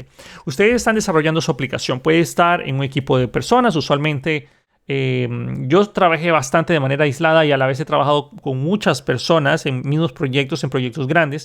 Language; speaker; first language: Spanish; native; Spanish